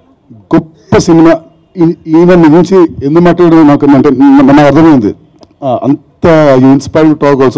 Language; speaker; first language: Telugu; native; Telugu